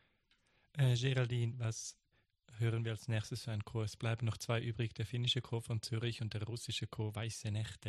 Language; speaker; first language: German; native; German